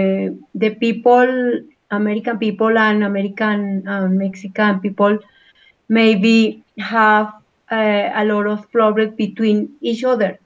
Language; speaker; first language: English; non-native, learner; Spanish